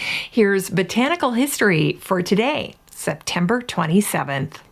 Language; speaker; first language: English; native; English